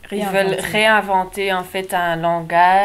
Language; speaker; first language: French; non-native, local second language; Dutch